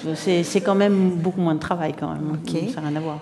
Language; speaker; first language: French; native; French